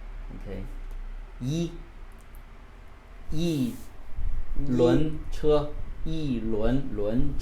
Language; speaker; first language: Chinese; non-native, learner; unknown